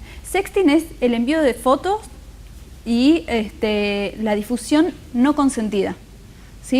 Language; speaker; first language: Spanish; native; Spanish